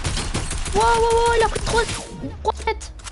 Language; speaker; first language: French; native; French